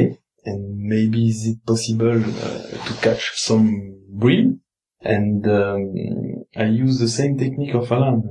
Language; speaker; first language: English; non-native, learner; French